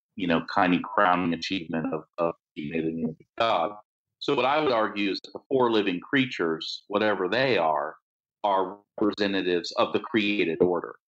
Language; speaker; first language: English; native; English